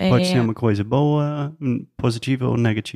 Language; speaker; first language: Portuguese; non-native, fluent; English